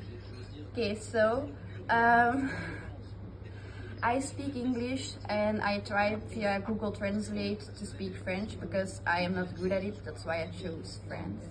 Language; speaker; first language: English; non-native, fluent; Dutch